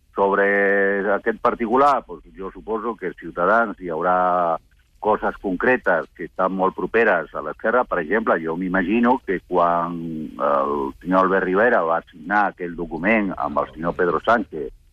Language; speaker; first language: Catalan; non-native, local second language; Spanish